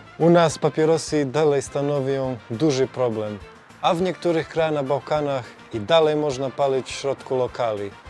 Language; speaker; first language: Polish; non-native, fluent; Serbian